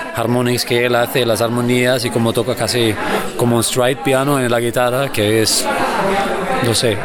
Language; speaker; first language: Spanish; non-native, fluent; German